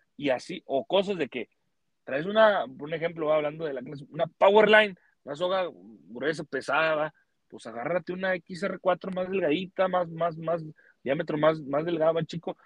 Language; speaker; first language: Spanish; early bilingual, heritage; Spanish